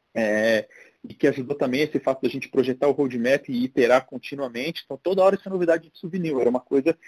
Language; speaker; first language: Portuguese; native; Portuguese